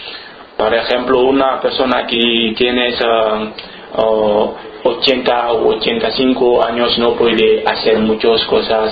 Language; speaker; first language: Spanish; non-native, learner; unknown